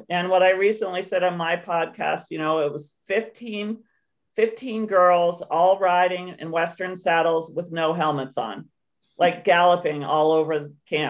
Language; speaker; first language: English; native; English